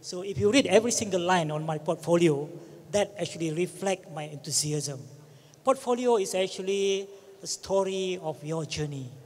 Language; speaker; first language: English; non-native, local second language; Malay